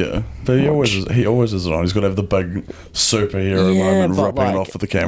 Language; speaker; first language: English; native; English